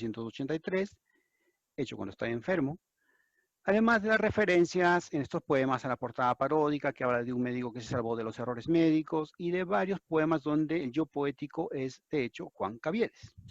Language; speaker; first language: Spanish; native; Spanish